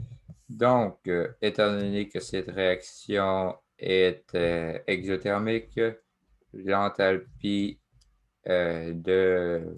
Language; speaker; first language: French; native; French